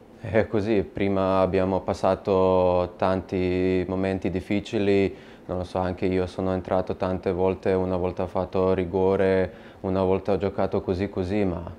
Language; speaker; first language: Italian; non-native, fluent; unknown